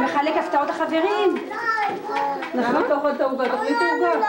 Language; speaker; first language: Hebrew; native; Hebrew